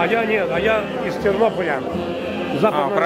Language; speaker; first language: Russian; non-native, local second language; Ukrainian